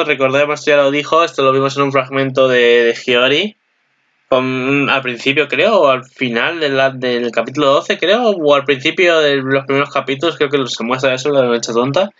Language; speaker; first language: Spanish; native; Spanish